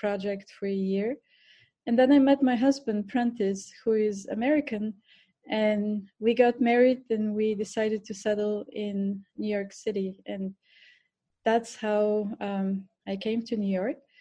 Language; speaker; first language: English; non-native, fluent; Bulgarian